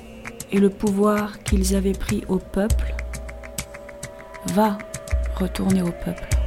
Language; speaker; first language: French; native; French